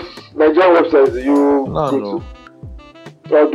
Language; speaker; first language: English; non-native, local second language; Yoruba